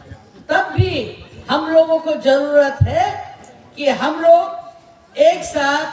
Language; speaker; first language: Hindi; non-native, local second language; Bangla